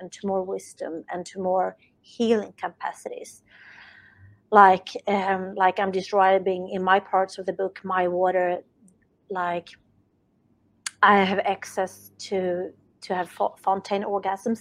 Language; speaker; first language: English; non-native, fluent; Swedish